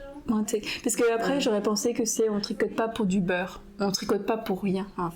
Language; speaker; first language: French; native; French